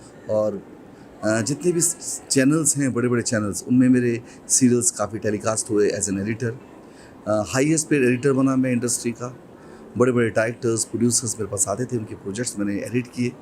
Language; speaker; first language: Hindi; native; Hindi